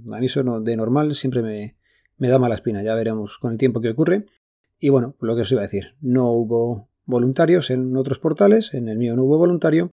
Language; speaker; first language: Spanish; native; Spanish